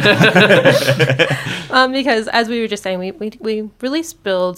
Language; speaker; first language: English; native; English